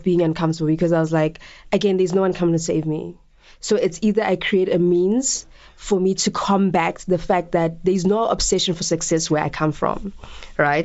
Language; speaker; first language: English; non-native, local second language; Tswana